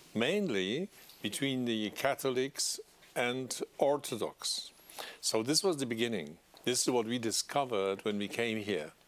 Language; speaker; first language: English; non-native, fluent; Polish